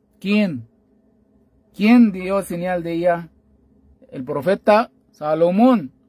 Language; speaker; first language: Spanish; non-native, fluent; Arabic